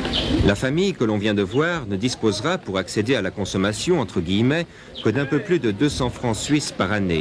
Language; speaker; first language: French; native; French